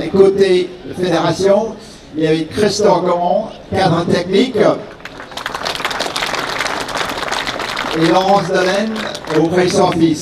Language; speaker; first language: French; non-native, fluent; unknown